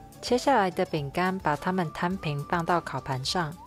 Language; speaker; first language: Chinese; native; Chinese